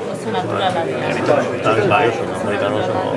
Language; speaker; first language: Basque; non-native, learner; Spanish